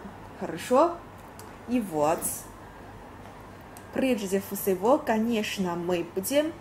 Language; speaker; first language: Russian; non-native, learner; Chinese